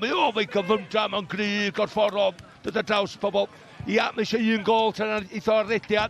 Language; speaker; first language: Welsh; native; Welsh